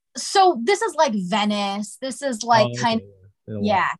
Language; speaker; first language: English; native; English